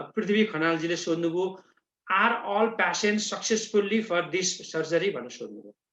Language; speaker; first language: Nepali; native; Nepali